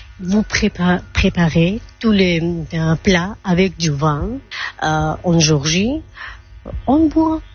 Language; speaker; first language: French; non-native, learner; Georgian